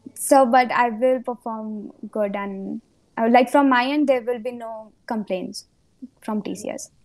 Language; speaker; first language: English; non-native, local second language; Hindi